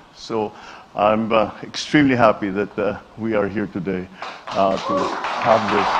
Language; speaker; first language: English; non-native, local second language; Filipino